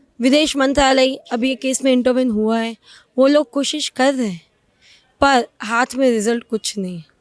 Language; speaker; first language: Hindi; non-native, local second language; Gujarati